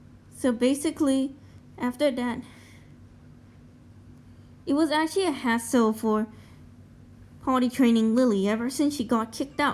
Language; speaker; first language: English; native; English